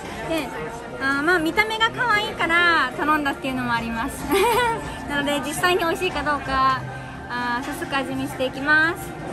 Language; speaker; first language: Japanese; native; Japanese